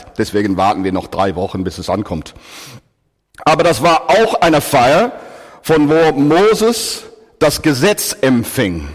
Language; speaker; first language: German; non-native, fluent; English